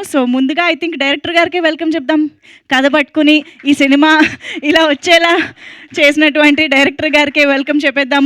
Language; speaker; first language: Telugu; native; Telugu